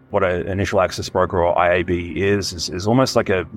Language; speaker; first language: English; native; English